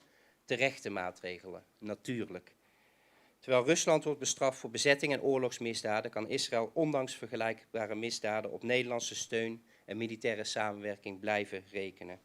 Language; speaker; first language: Dutch; native; Dutch